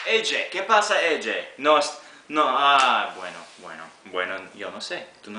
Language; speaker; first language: Spanish; non-native, learner; English